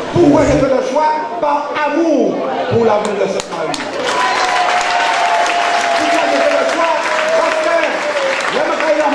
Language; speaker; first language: French; native; French